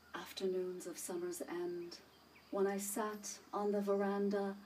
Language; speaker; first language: English; early bilingual, other home language; Persian